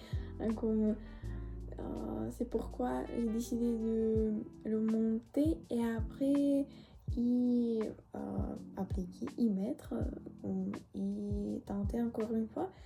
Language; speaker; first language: French; non-native, learner; Russian